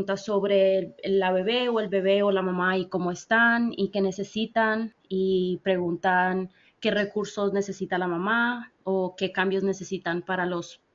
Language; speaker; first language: Spanish; early bilingual, heritage; Spanish